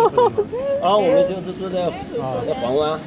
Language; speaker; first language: Chinese; native; Chinese